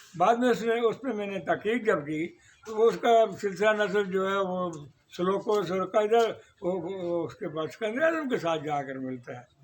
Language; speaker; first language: Urdu; non-native, local second language; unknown